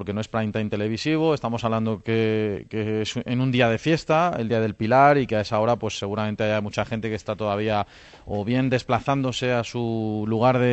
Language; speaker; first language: Spanish; native; Spanish